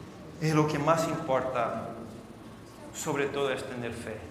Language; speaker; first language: Spanish; non-native, fluent; Portuguese